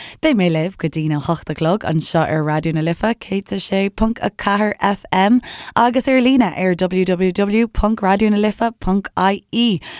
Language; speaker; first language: Irish; native; Irish